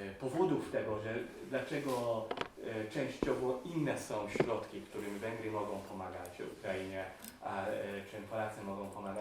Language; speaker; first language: Polish; non-native, fluent; Hungarian